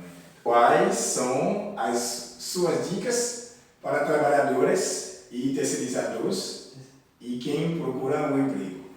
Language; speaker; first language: Portuguese; non-native, learner; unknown